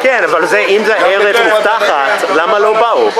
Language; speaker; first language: Hebrew; non-native, fluent; English